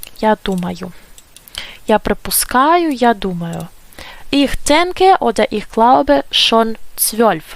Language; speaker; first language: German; non-native, fluent; Ukrainian